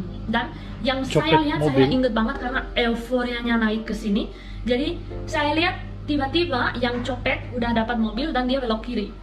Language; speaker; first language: Indonesian; non-native, fluent; Spanish